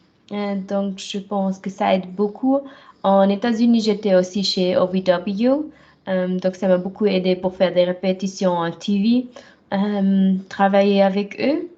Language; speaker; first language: French; non-native, fluent; German